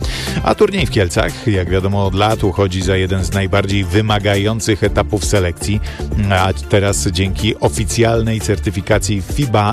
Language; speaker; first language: Polish; native; Polish